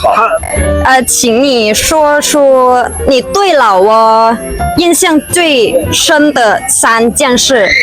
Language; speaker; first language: Chinese; non-native, learner; Thai